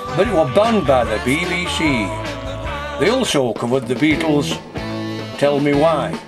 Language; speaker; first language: English; native; English